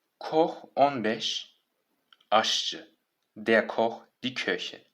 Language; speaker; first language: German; non-native, fluent; Turkish